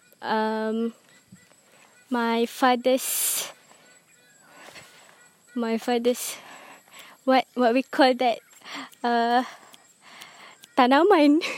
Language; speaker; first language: English; non-native, learner; Malay